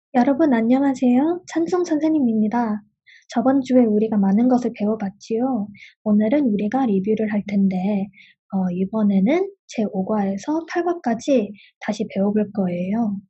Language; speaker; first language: Korean; early bilingual, heritage; Korean